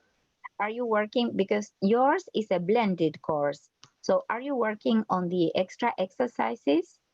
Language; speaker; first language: English; non-native, fluent; Spanish